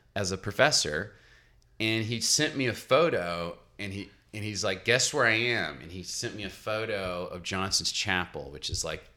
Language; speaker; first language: English; native; English